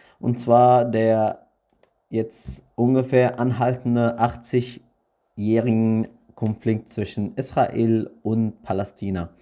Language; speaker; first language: German; early bilingual, other home language; Arabic